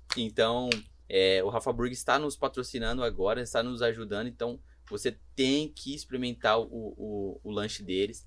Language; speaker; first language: Portuguese; native; Portuguese